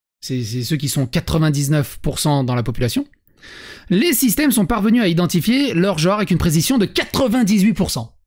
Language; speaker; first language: French; native; French